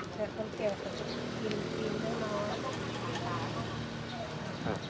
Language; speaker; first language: Thai; native; Thai